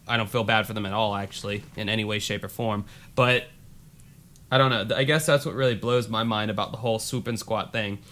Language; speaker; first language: English; native; English